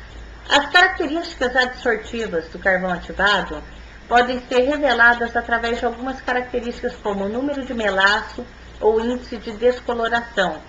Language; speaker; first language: Portuguese; native; Portuguese